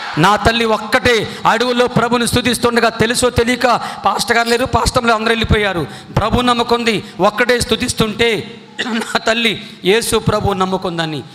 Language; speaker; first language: Telugu; non-native, local second language; Koya